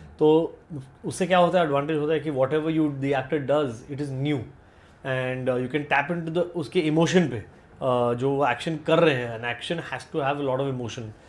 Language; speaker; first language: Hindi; native; Hindi